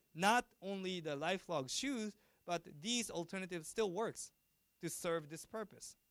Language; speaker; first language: English; non-native, fluent; Japanese